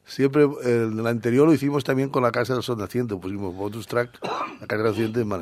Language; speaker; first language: Spanish; native; Spanish